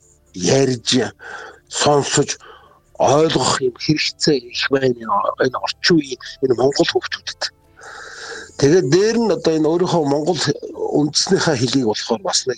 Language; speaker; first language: Mongolian; native; Mongolian